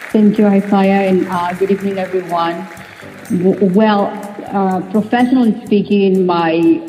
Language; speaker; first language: English; non-native, fluent; Spanish